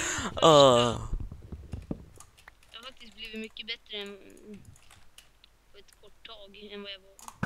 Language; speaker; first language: Swedish; native; Swedish